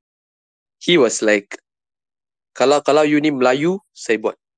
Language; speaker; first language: English; non-native, local second language; Tamil